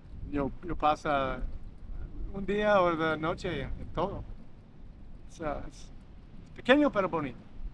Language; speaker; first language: Spanish; non-native, learner; English